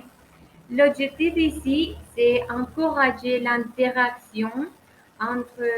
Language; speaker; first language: French; non-native, learner; Spanish